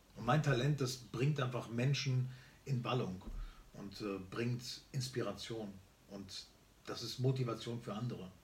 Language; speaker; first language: German; early bilingual, other home language; Spanish